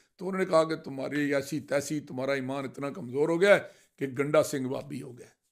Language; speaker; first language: Urdu; non-native, local second language; Punjabi